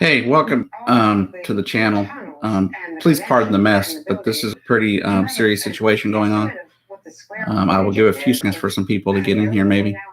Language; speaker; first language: English; native; English